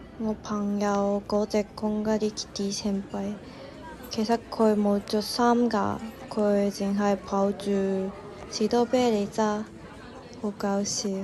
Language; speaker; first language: Cantonese; non-native, learner; Japanese